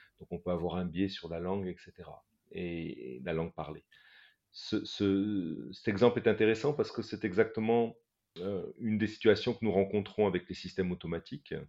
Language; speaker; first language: French; native; French